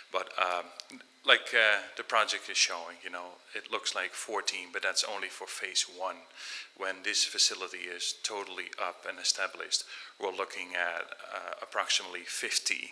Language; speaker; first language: English; non-native, fluent; Dutch